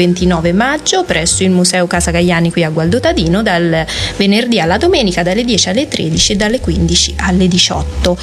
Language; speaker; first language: Italian; native; Italian